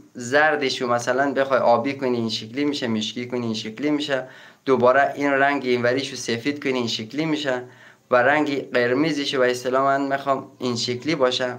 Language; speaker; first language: Persian; native; Persian